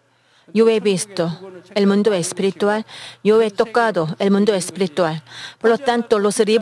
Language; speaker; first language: Spanish; non-native, fluent; Korean